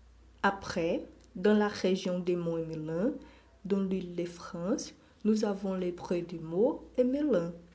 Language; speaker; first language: French; non-native, learner; Portuguese